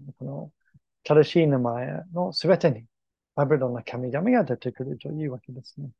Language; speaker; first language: Japanese; non-native, fluent; English